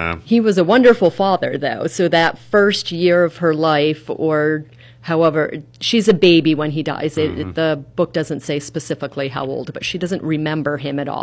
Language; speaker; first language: English; native; English